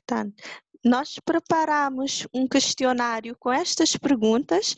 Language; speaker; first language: Portuguese; non-native, local second language; Kabuverdianu